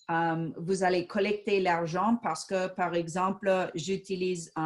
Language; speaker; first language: French; non-native, fluent; English